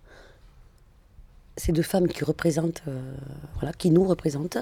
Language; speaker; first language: French; non-native, fluent; Spanish